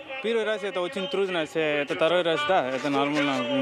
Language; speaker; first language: Russian; non-native, learner; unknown